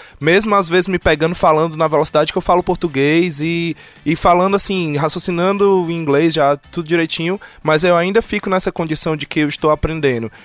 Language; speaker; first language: Portuguese; native; Portuguese